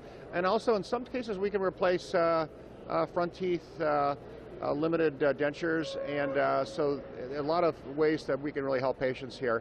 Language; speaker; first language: English; native; English